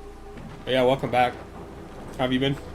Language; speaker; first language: English; native; English